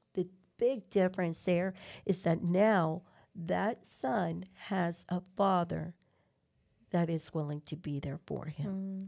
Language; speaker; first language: English; non-native, fluent; Spanish